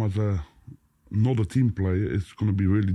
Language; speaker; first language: English; non-native, fluent; Dutch